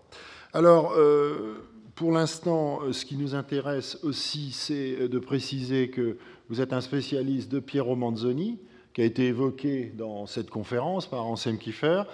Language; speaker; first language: French; native; French